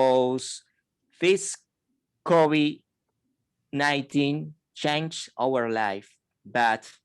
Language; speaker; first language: English; non-native, fluent; Spanish